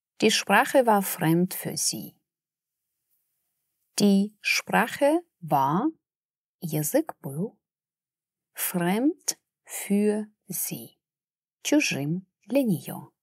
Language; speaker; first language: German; non-native, fluent; Russian